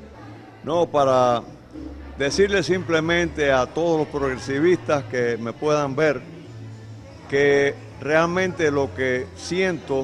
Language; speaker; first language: Spanish; native; Spanish